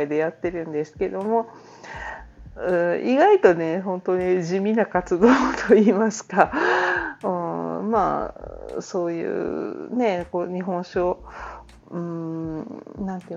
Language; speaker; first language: Japanese; native; Japanese